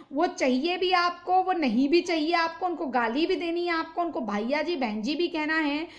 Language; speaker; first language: Hindi; native; Hindi